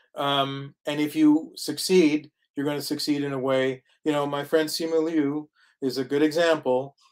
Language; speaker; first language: English; native; English